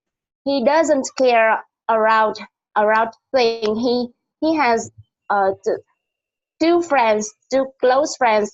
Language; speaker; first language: English; non-native, learner; Vietnamese